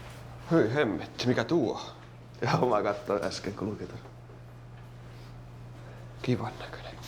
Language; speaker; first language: Finnish; native; Finnish